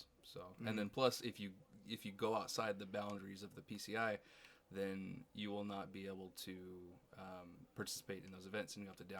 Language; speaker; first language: English; native; English